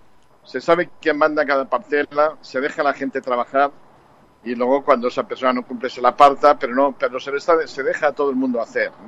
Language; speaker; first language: Spanish; native; Spanish